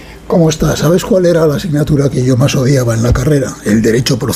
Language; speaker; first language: Spanish; native; Spanish